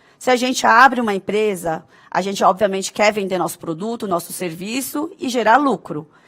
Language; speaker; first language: Portuguese; early bilingual, other home language; Korean